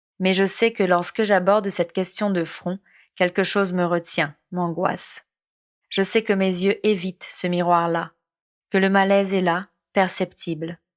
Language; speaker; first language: French; non-native, local second language; Morisyen